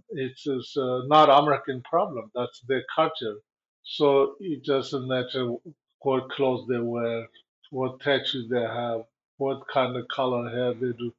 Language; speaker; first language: English; non-native, learner; Chinese